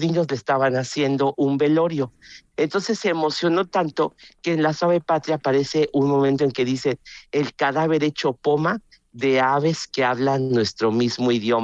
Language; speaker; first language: Spanish; native; Spanish